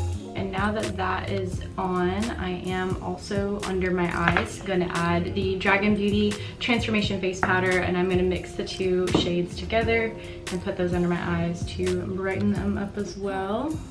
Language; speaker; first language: English; native; English